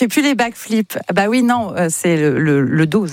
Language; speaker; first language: French; native; French